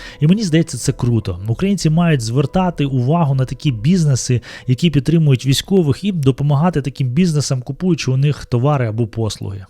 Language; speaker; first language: Ukrainian; non-native, local second language; Russian